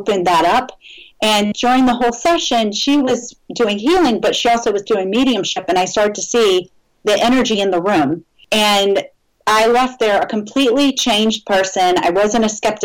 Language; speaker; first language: English; native; English